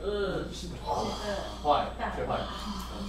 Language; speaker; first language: Chinese; non-native, learner; English